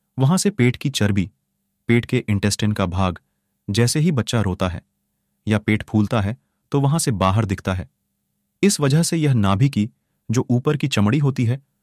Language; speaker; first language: Hindi; non-native, local second language; Gujarati